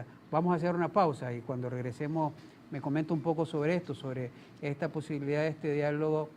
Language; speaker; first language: Spanish; native; Spanish